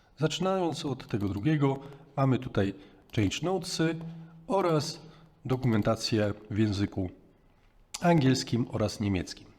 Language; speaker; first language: Polish; native; Polish